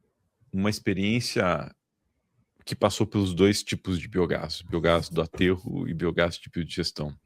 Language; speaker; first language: Portuguese; native; Portuguese